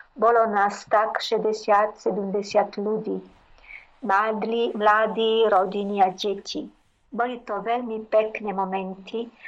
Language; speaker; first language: Slovak; non-native, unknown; Italian